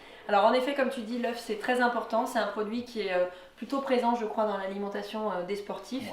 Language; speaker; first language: French; native; French